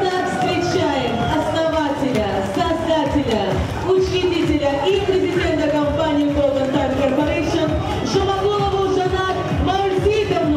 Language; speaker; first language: Russian; native; Russian